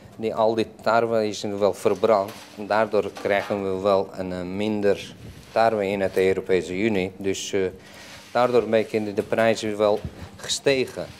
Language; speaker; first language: Dutch; non-native, fluent; Turkish